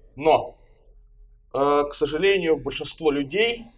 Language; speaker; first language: Russian; native; Russian